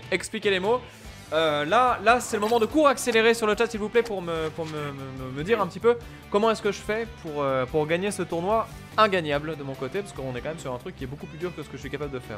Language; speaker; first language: French; native; French